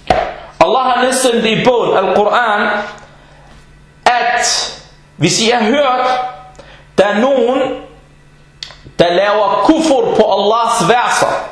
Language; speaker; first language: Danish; early bilingual, other home language; Arabic